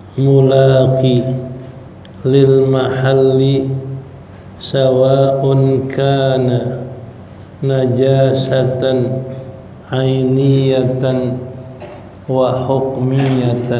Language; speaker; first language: Arabic; non-native, fluent; Indonesian